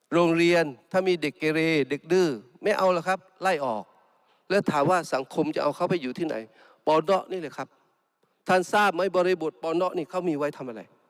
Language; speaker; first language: Thai; non-native, local second language; Malay